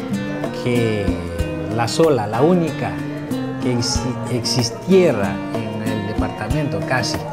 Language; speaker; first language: Spanish; non-native, fluent; Haitian Creole